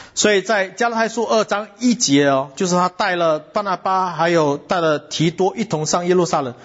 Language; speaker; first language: Chinese; non-native, local second language; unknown